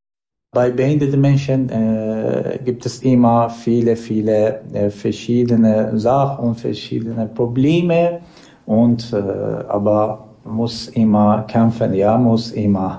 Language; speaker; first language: German; non-native, learner; Persian